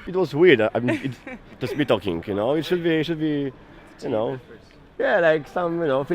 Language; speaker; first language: English; non-native, fluent; Polish